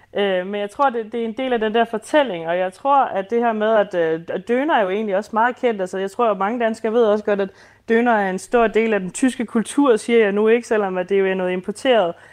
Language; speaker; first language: Danish; native; Danish